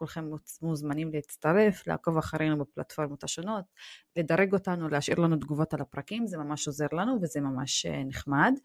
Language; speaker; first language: Hebrew; non-native, local second language; Arabic